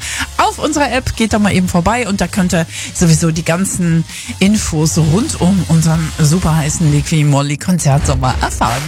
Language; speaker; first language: German; native; German